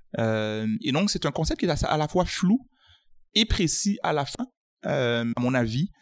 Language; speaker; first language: French; native; French